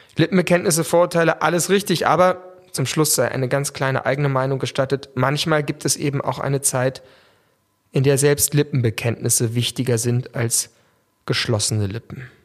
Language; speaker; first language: German; native; German